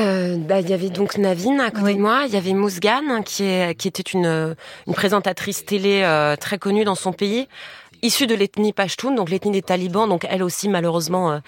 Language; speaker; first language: French; native; French